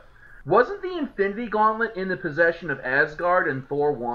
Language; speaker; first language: English; native; English